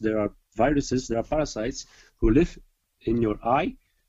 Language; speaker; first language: English; non-native, fluent; Dutch